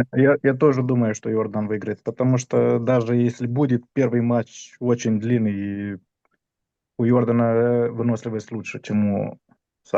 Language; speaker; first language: Russian; non-native, fluent; Romanian